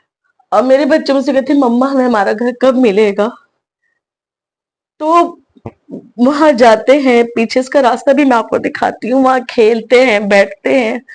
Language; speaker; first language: Urdu; native; Urdu